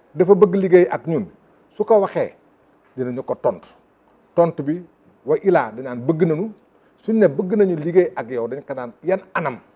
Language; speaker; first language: Wolof; non-native, local second language; Fula